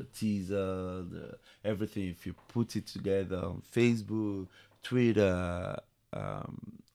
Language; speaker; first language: English; non-native, local second language; Yoruba